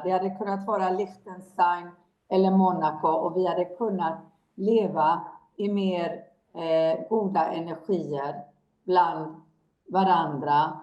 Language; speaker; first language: Swedish; non-native, fluent; Hebrew